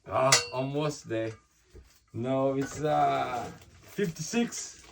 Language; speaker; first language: English; non-native, learner; Portuguese